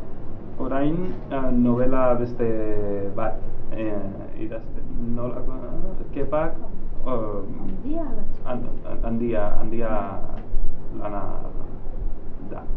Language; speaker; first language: Basque; non-native, learner; Catalan